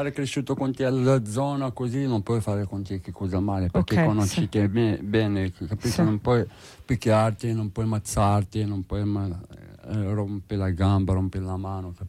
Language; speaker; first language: Italian; non-native, learner; Arabic